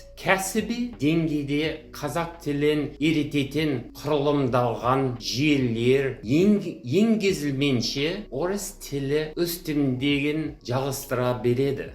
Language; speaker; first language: Kazakh; non-native, fluent; English